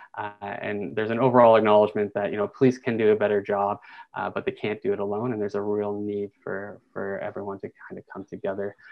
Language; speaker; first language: English; native; English